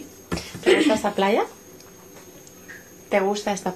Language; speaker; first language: Spanish; non-native, fluent; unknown